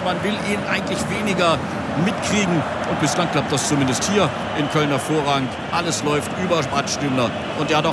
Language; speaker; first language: German; native; German